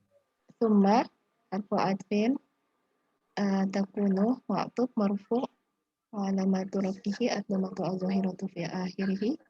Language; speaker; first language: Arabic; non-native, learner; Indonesian